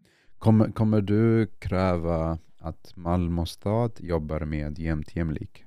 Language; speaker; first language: Swedish; non-native, fluent; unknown